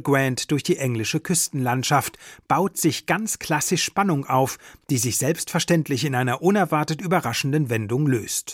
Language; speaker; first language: German; native; German